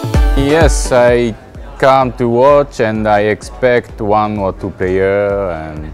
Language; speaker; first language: English; non-native, learner; Japanese